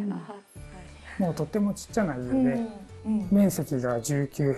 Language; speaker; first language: Japanese; native; Japanese